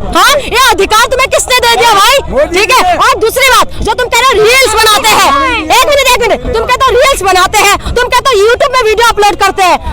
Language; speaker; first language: Hindi; non-native, local second language; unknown